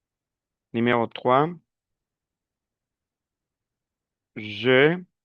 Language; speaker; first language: French; non-native, fluent; Spanish